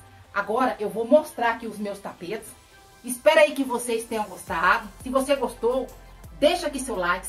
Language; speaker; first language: Portuguese; native; Portuguese